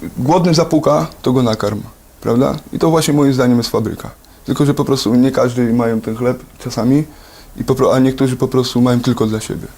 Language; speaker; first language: Polish; native; Polish